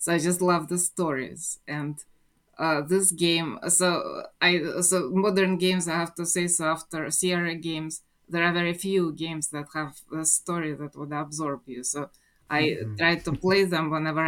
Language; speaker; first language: English; non-native, fluent; Russian